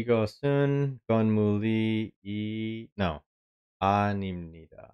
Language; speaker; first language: Korean; non-native, learner; English